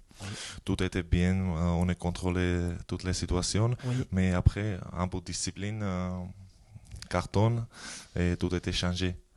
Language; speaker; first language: French; non-native, learner; Georgian